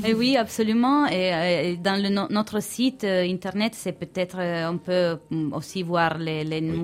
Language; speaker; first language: French; non-native, fluent; Italian